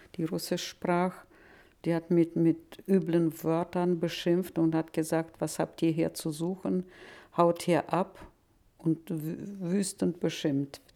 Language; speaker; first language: German; non-native, fluent; Russian